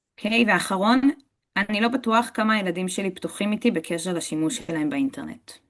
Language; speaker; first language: Hebrew; early bilingual, heritage; Hebrew